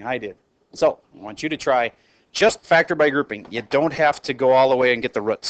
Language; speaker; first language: English; native; English